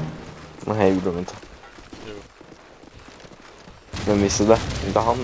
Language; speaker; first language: Swedish; native; Swedish